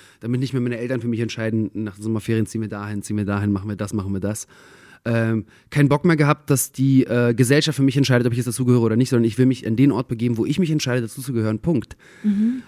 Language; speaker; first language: German; early bilingual, other home language; Russian